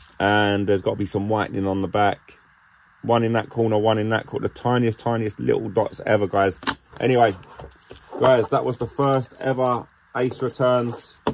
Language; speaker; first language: English; native; English